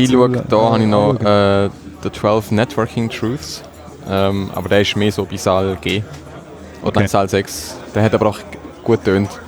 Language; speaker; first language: German; native; German